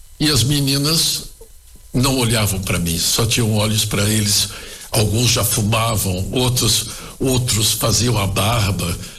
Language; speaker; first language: Portuguese; early bilingual, other home language; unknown